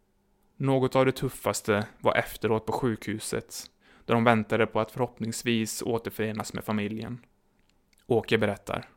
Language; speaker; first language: Swedish; native; Swedish